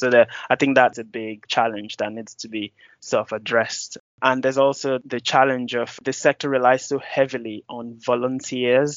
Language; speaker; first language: English; non-native, local second language; Yoruba